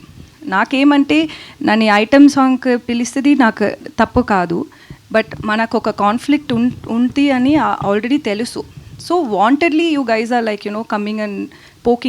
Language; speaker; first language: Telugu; non-native, learner; Tamil